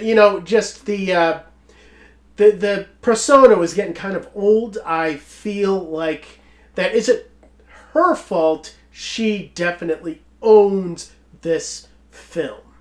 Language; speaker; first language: English; native; English